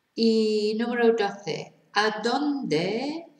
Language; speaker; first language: Spanish; non-native, fluent; English